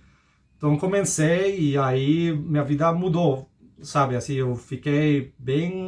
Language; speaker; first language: Portuguese; non-native, fluent; Spanish